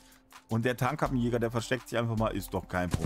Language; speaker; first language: German; native; German